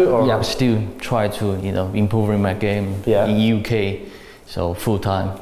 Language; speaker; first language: English; non-native, learner; Chinese